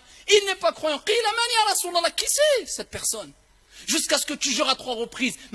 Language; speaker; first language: French; early bilingual, other home language; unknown